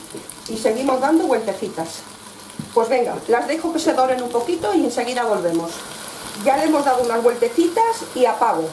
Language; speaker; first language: Spanish; native; Spanish